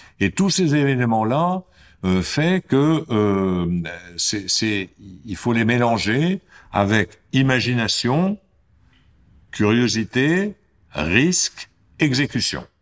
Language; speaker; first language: French; native; French